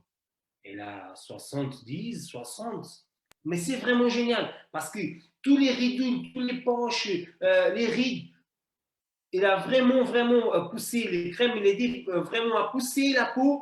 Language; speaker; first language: French; non-native, fluent; Portuguese